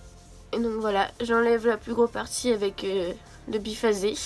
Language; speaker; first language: French; native; French